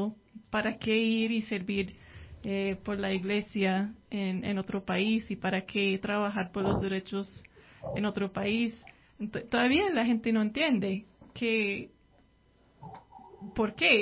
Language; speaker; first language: Spanish; non-native, fluent; English